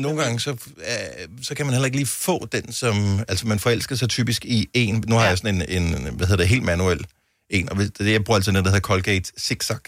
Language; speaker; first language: Danish; native; Danish